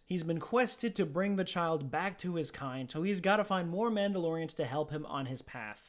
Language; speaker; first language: English; native; English